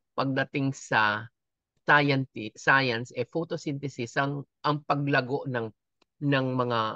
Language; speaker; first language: Filipino; native; Filipino